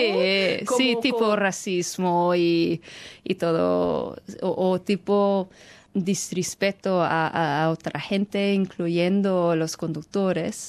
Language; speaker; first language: Spanish; non-native, fluent; English